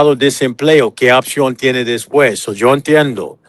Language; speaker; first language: Spanish; non-native, learner; English